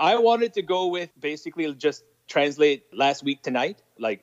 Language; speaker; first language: English; non-native, fluent; French